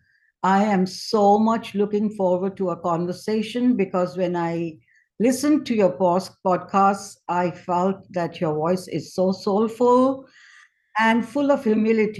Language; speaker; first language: English; non-native, local second language; Hindi